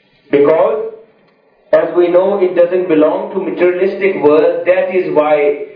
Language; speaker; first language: English; non-native, local second language; Urdu